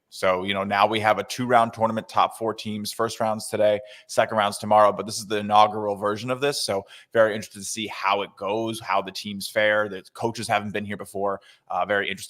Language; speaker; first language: English; native; English